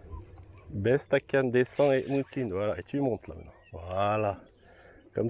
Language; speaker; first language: French; native; French